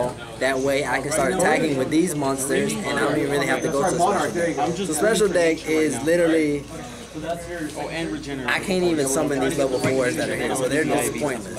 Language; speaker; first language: English; native; English